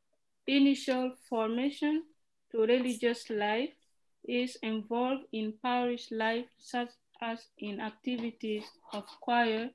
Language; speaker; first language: English; non-native, fluent; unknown